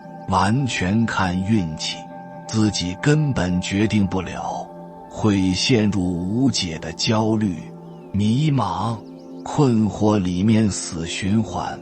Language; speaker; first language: Chinese; native; Chinese